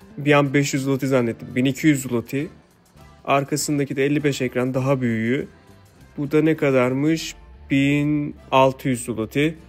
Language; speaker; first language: Turkish; native; Turkish